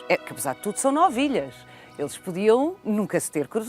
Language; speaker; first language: Portuguese; native; Portuguese